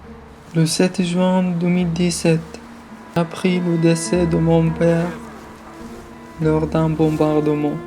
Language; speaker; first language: French; non-native, fluent; Arabic